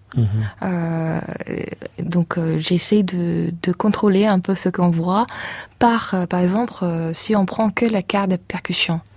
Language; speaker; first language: French; non-native, fluent; English